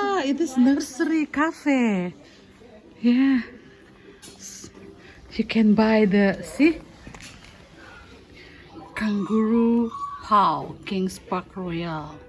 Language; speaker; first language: English; non-native, learner; Indonesian